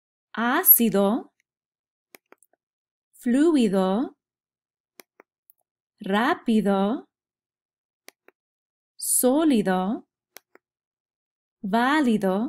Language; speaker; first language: Spanish; non-native, fluent; English